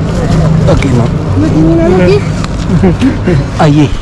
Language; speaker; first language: Spanish; non-native, learner; Filipino